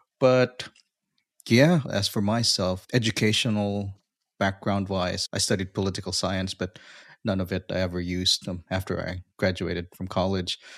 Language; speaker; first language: English; non-native, local second language; Filipino